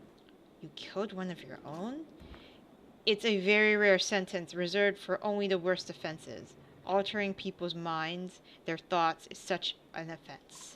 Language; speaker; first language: English; native; English